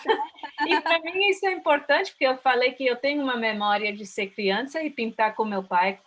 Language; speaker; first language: Portuguese; early bilingual, heritage; Portuguese